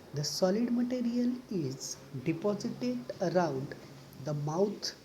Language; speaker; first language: English; non-native, local second language; Marathi